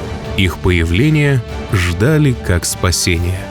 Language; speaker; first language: Russian; native; Russian